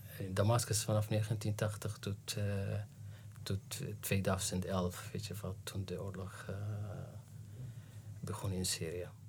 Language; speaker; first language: Dutch; non-native, learner; Arabic